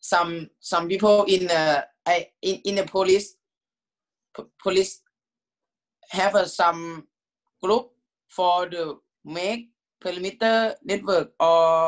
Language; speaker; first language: English; non-native, learner; Thai